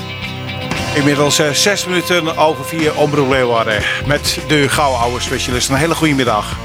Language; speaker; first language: Dutch; native; Dutch